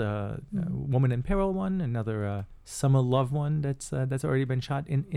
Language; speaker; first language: English; non-native, fluent; Hebrew